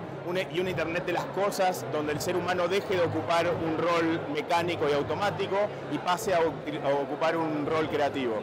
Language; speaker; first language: Spanish; native; Spanish